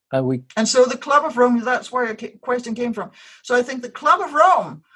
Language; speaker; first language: English; non-native, fluent; Danish